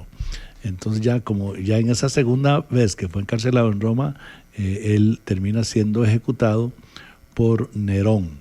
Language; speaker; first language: Spanish; native; Spanish